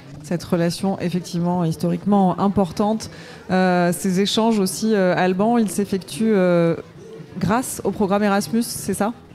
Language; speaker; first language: French; native; French